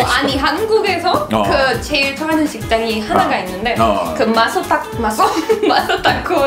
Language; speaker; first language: Korean; non-native, learner; Spanish